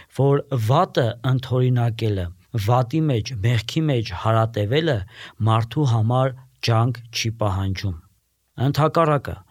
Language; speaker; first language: Armenian; native; Armenian